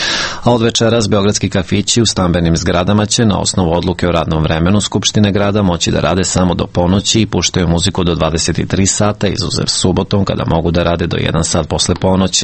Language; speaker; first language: Serbian; native; Serbian